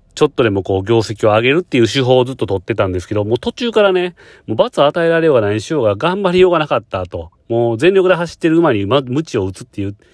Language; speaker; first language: Japanese; native; Japanese